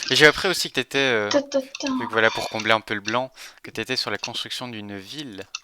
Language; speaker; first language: French; native; French